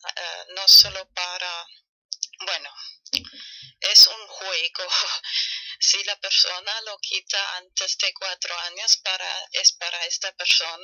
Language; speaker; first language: Spanish; non-native, fluent; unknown